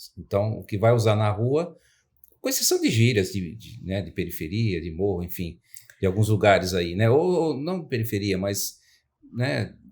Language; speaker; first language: Portuguese; native; Portuguese